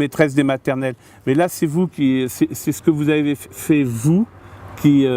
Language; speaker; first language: French; native; French